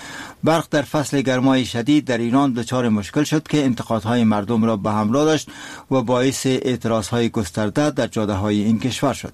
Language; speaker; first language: Persian; native; Persian